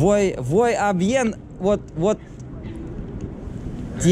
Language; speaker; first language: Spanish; non-native, learner; Russian